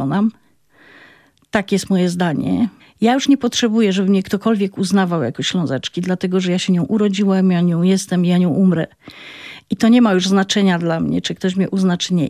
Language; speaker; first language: Polish; non-native, local second language; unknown